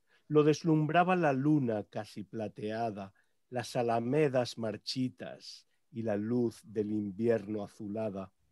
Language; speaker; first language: Spanish; native; Spanish